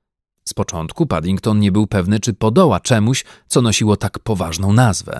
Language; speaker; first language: Polish; native; Polish